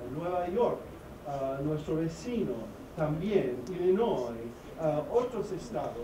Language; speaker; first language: Spanish; non-native, fluent; English